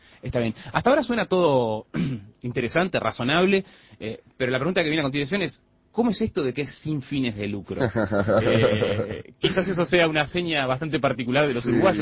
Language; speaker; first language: Spanish; native; Spanish